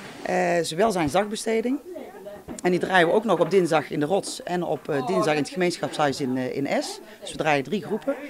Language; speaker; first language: Dutch; native; Dutch